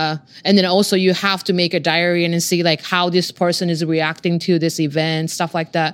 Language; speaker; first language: English; non-native, fluent; Japanese